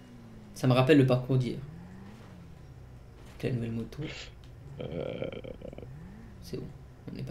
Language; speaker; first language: French; native; French